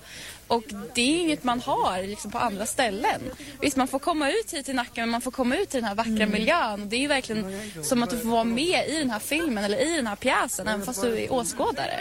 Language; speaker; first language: Swedish; native; Swedish